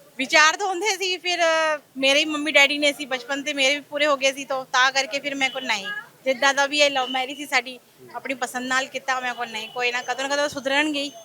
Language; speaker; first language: Punjabi; non-native, local second language; Hindi